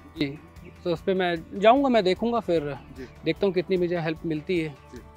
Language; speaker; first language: Hindi; native; Hindi